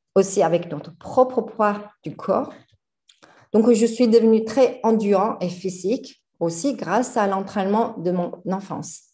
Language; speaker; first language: French; non-native, fluent; Chinese